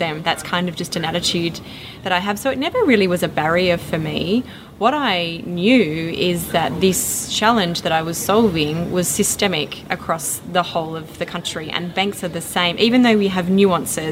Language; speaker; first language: English; native; English